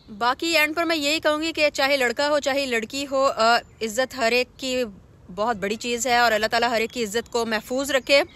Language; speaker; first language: Urdu; native; Urdu